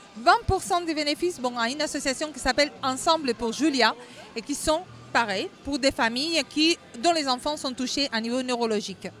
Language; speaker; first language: French; non-native, fluent; Spanish